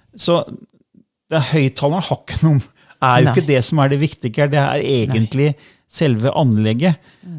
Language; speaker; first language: Norwegian; native; Norwegian